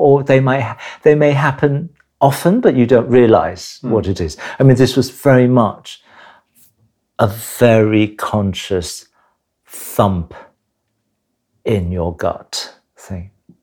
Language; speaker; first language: English; non-native, local second language; Cantonese